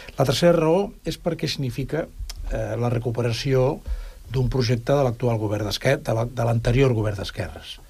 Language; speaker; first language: Catalan; native; Catalan